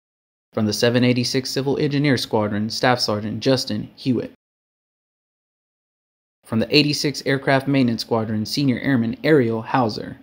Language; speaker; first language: English; native; English